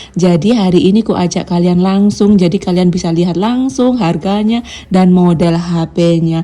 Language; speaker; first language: Indonesian; native; Indonesian